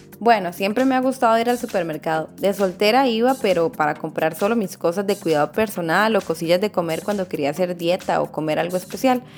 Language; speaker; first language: Spanish; native; Spanish